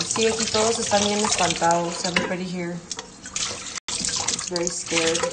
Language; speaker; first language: Spanish; early bilingual, heritage; Spanish